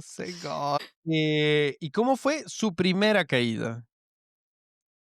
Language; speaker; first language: Portuguese; non-native, learner; Spanish